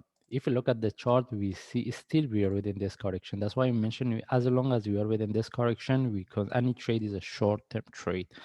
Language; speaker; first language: English; non-native, fluent; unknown